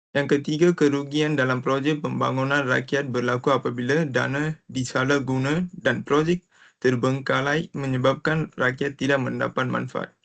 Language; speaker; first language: Malay; non-native, local second language; Tamil